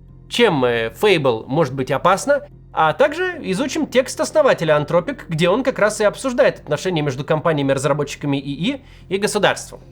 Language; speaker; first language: Russian; native; Russian